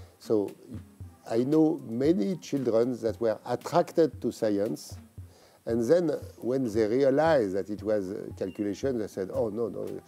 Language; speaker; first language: English; non-native, fluent; French